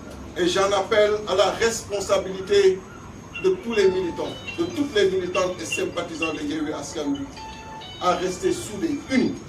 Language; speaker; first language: French; non-native, local second language; Wolof